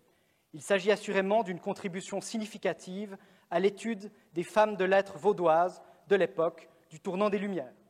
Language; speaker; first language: French; native; French